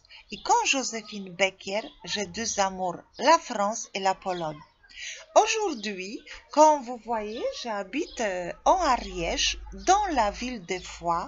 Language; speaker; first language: French; non-native, fluent; Polish